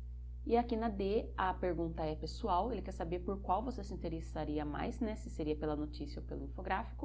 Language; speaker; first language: Portuguese; native; Portuguese